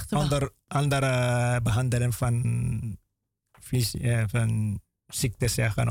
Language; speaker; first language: Dutch; non-native, learner; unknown